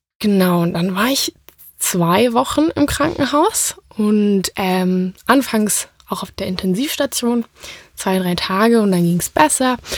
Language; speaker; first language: German; native; German